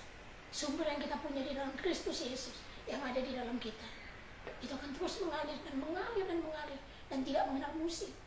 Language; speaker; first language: Indonesian; native; Indonesian